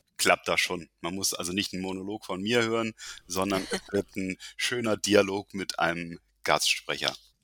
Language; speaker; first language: German; early bilingual, heritage; German